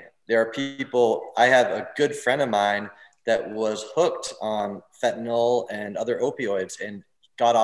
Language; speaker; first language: English; native; English